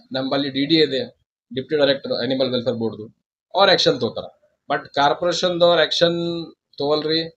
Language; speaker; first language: Kannada; non-native, local second language; Urdu